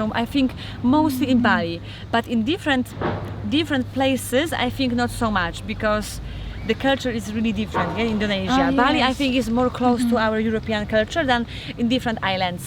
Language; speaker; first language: English; non-native, fluent; Polish